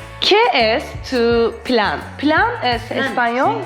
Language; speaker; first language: Spanish; non-native, learner; Turkish